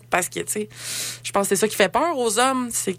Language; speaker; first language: French; native; French